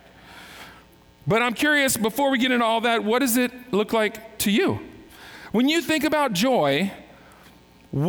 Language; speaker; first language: English; native; English